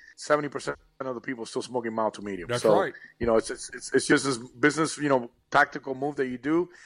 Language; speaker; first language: English; early bilingual, other home language; Spanish